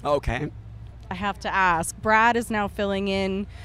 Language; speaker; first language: English; native; English